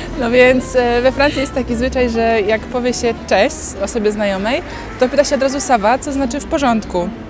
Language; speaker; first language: Polish; native; Polish